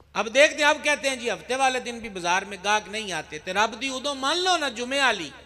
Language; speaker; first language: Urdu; non-native, local second language; Punjabi